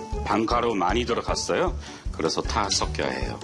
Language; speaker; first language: Korean; non-native, learner; English